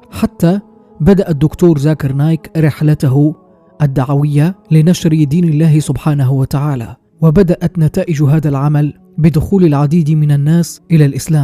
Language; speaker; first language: Arabic; native; Arabic